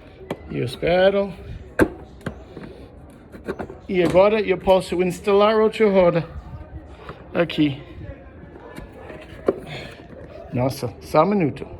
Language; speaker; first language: Portuguese; non-native, learner; English